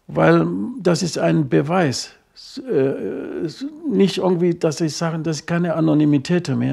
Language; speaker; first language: German; non-native, fluent; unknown